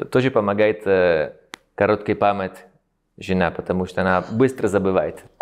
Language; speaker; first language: Russian; non-native, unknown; Italian